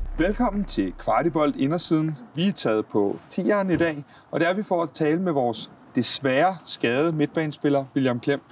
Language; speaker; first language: Danish; native; Danish